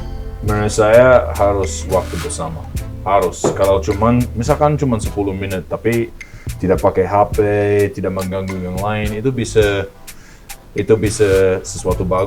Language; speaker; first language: Indonesian; non-native, learner; English